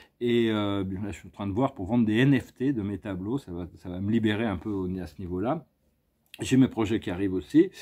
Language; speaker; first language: French; native; French